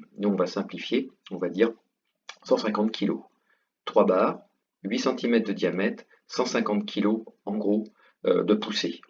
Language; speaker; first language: French; native; French